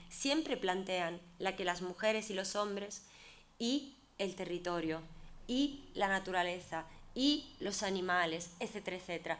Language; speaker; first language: Spanish; non-native, fluent; Italian